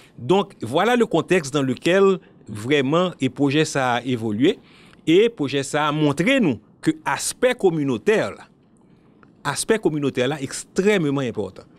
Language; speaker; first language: French; non-native, local second language; Haitian Creole